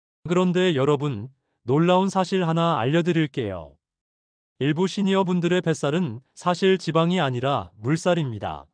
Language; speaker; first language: Korean; native; Korean